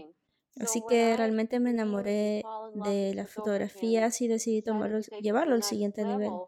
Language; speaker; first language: Spanish; non-native, fluent; Russian